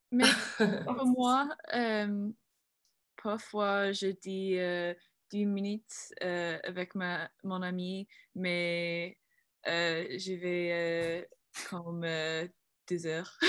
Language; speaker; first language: French; non-native, learner; English